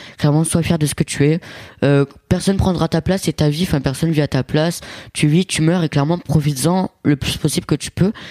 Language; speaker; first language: French; native; French